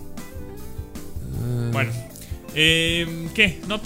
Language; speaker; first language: Spanish; native; Spanish